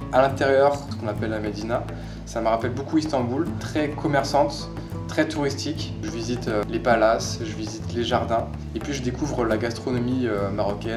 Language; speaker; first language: French; native; French